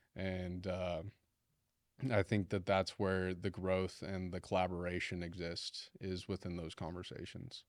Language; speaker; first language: English; native; English